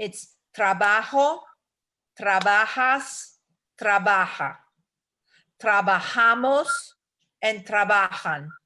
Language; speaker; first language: Spanish; non-native, fluent; English